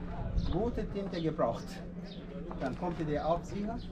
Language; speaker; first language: German; non-native, fluent; Arabic